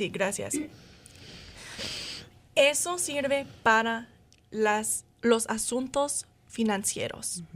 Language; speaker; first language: Spanish; non-native, learner; English